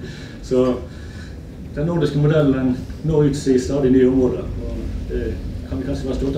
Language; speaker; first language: Norwegian; native; Norwegian